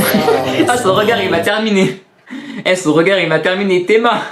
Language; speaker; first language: French; native; French